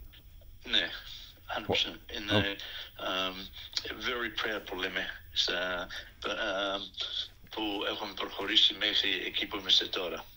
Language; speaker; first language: Greek; early bilingual, heritage; Greek